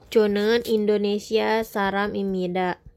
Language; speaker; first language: Korean; non-native, fluent; Indonesian